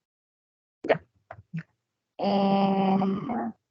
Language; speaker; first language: English; non-native, learner; Spanish